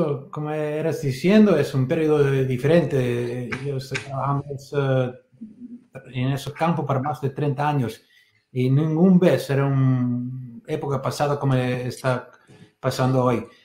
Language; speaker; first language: Spanish; non-native, fluent; English